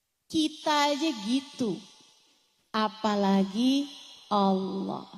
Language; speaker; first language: Indonesian; native; Indonesian